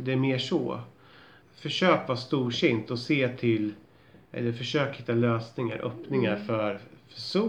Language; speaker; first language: Swedish; native; Swedish